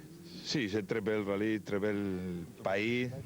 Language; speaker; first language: French; non-native, learner; Spanish